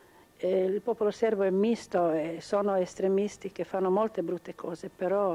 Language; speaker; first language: Italian; non-native, local second language; Croatian